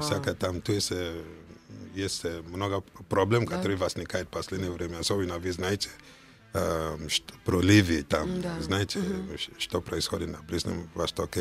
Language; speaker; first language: Russian; non-native, fluent; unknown